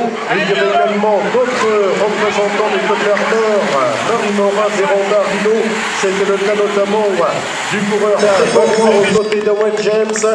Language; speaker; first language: French; native; French